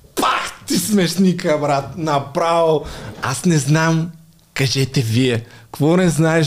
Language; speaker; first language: Bulgarian; native; Bulgarian